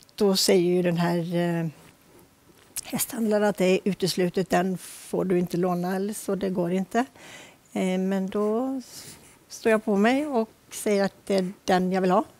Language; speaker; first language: Swedish; native; Swedish